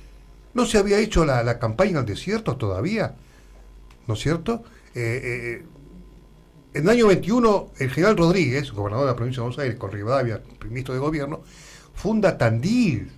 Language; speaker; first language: Spanish; native; Spanish